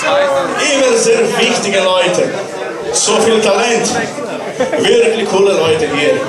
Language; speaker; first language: German; non-native, learner; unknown